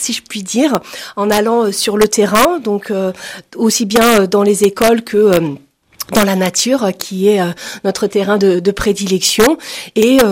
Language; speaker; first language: French; native; French